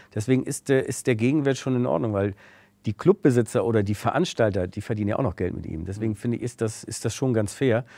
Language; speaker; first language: German; native; German